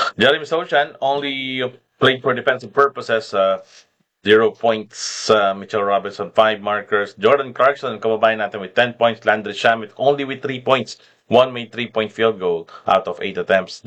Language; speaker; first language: English; non-native, local second language; Filipino